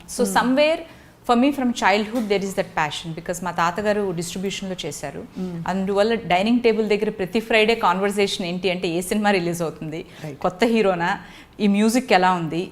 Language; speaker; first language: Telugu; native; Telugu